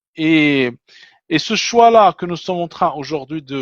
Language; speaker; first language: French; non-native, local second language; Arabic